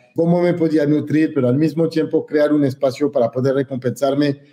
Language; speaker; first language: Spanish; non-native, fluent; French